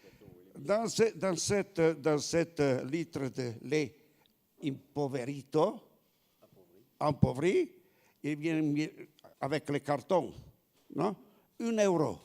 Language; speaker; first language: French; non-native, fluent; Italian